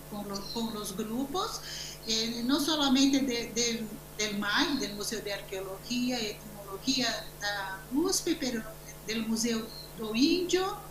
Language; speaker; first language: Spanish; non-native, learner; Portuguese